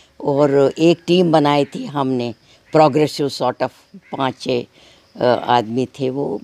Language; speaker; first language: Urdu; non-native, local second language; Kashmiri